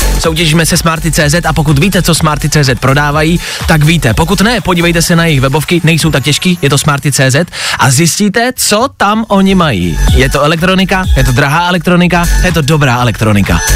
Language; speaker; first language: Czech; native; Czech